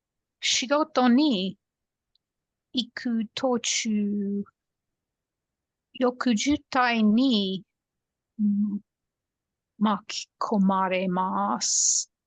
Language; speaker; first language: Japanese; non-native, learner; English